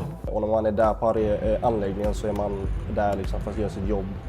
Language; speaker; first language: Swedish; native; Swedish